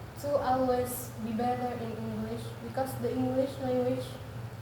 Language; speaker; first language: English; non-native, learner; Indonesian